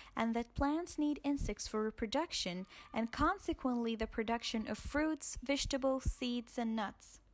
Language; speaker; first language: English; non-native, fluent; Arabic